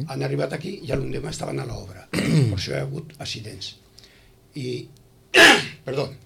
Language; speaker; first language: Catalan; native; Catalan